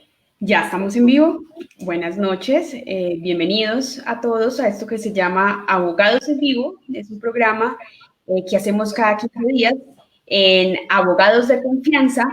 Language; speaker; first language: Spanish; native; Spanish